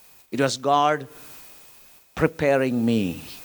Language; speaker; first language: English; non-native, local second language; Malayalam